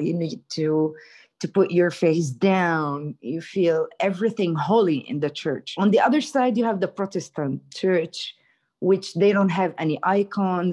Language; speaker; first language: English; non-native, fluent; Hebrew